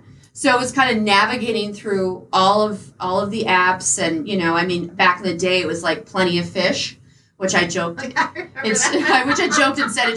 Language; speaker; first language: English; native; English